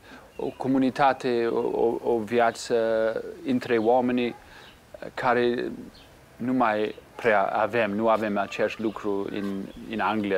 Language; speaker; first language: Romanian; non-native, fluent; English